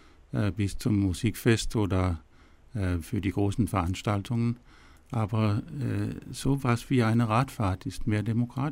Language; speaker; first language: German; non-native, fluent; Danish